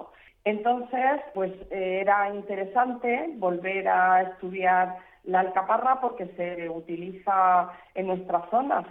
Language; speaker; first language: Spanish; native; Spanish